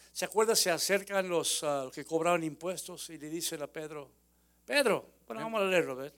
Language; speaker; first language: Spanish; native; Spanish